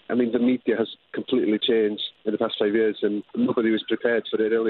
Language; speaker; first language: English; non-native, local second language; Welsh